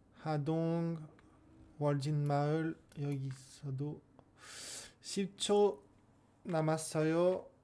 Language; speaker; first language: Korean; non-native, learner; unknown